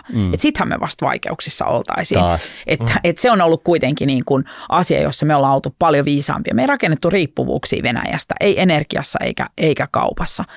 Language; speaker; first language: Finnish; native; Finnish